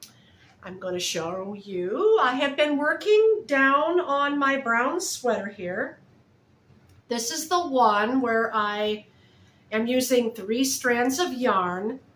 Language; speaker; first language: English; native; English